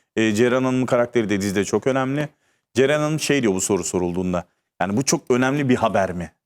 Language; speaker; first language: Turkish; native; Turkish